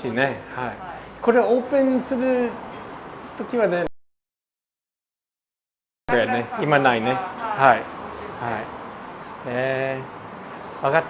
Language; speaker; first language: Japanese; non-native, fluent; English